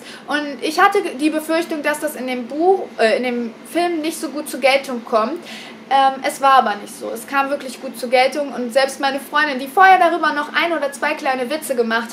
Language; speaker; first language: German; native; German